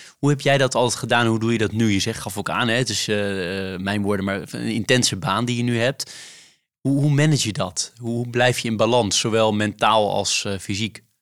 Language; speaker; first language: Dutch; native; Dutch